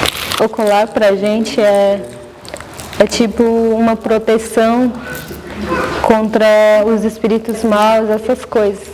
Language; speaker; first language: Portuguese; non-native, local second language; Guarani